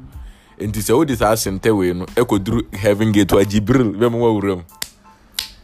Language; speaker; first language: English; non-native, local second language; Akan